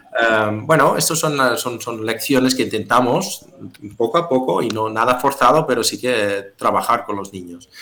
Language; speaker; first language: Spanish; non-native, fluent; Dutch